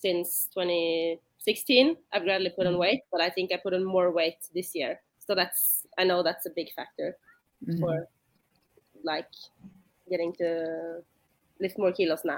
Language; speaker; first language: English; non-native, fluent; Norwegian